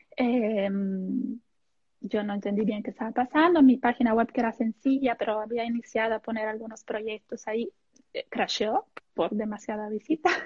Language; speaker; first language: Spanish; non-native, fluent; Italian